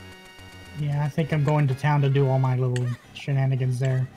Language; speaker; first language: English; native; English